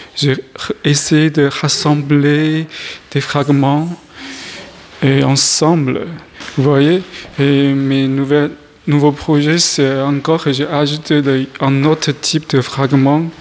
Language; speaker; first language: French; non-native, fluent; Chinese